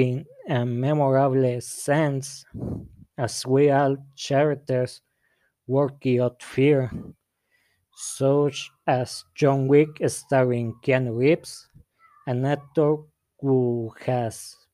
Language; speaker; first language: English; non-native, learner; Spanish